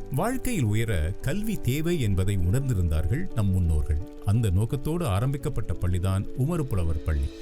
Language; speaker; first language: Tamil; native; Tamil